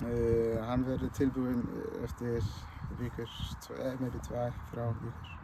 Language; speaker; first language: Icelandic; non-native, learner; English